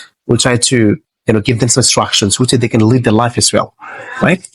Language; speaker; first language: English; non-native, local second language; Bangla